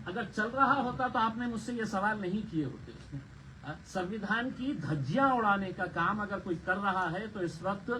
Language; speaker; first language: Hindi; non-native, local second language; Marathi